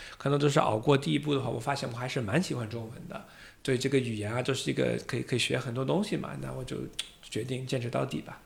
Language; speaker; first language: Chinese; non-native, fluent; English